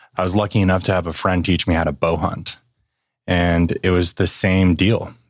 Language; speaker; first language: English; native; English